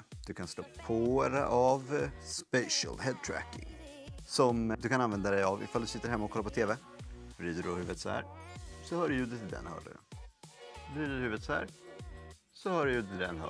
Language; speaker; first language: Swedish; native; Swedish